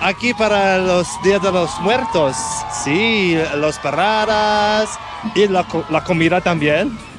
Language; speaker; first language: Spanish; non-native, learner; English